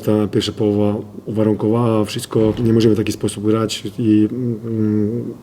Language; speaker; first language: Polish; non-native, fluent; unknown